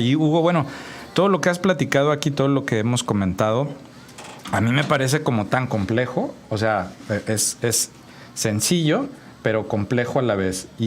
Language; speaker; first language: Spanish; native; Spanish